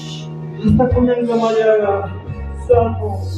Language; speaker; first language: Spanish; non-native, local second language; Quechua